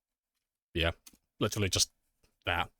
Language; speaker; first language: English; native; English